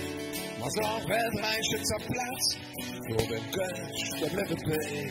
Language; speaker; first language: German; native; German